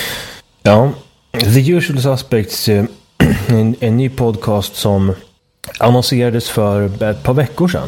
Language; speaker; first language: Swedish; native; Swedish